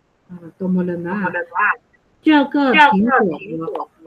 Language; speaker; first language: Chinese; non-native, fluent; Vietnamese